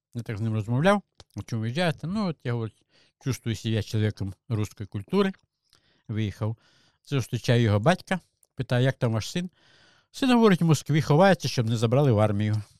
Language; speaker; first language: Ukrainian; native; Ukrainian